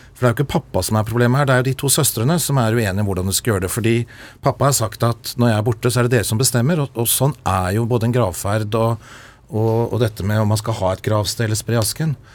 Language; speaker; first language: Norwegian; native; Norwegian